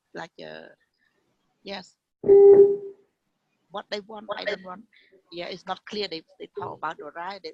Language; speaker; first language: English; non-native, learner; Vietnamese